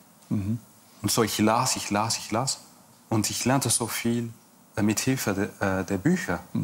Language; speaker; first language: German; non-native, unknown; English